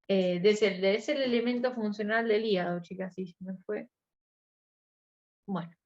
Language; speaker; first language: Spanish; native; Spanish